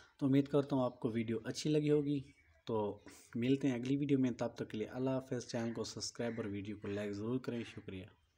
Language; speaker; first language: Urdu; non-native, local second language; Punjabi